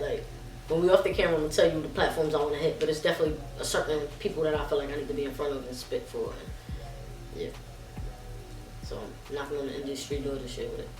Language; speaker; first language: English; native; English